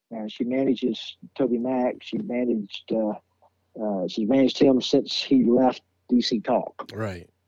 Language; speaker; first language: English; native; English